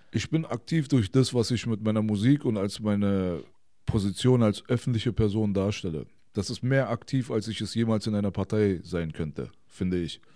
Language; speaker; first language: German; early bilingual, other home language; Persian